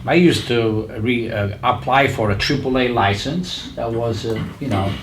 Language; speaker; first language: English; non-native, fluent; Italian